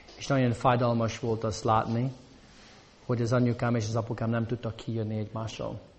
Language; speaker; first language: Hungarian; non-native, fluent; English